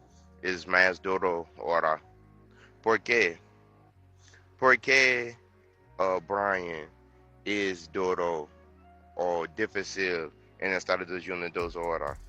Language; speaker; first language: Spanish; non-native, learner; English